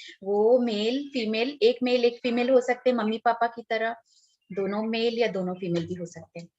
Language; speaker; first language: Hindi; native; Hindi